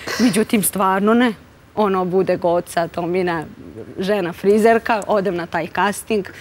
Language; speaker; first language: Serbian; native; Serbian